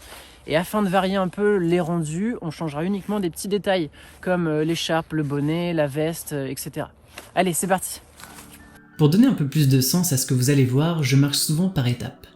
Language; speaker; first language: French; native; French